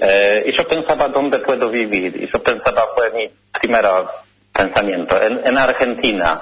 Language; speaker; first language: Spanish; non-native, learner; Polish